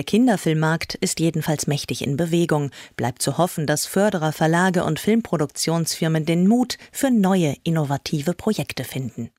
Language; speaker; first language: German; native; German